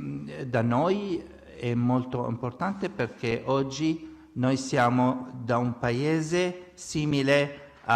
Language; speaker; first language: Italian; non-native, fluent; Arabic